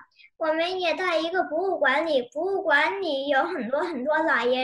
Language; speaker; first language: Chinese; early bilingual, heritage; Chinese